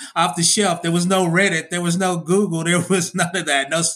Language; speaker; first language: English; native; English